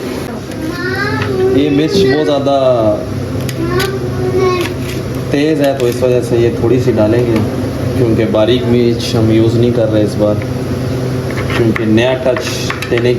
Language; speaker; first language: Urdu; native; Urdu